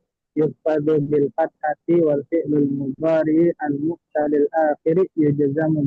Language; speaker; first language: Arabic; non-native, learner; Indonesian